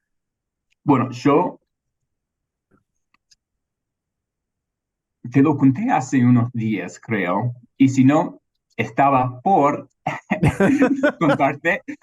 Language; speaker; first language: Spanish; non-native, fluent; English